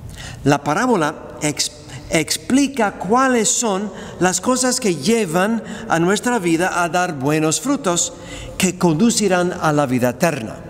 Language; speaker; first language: Spanish; non-native, fluent; English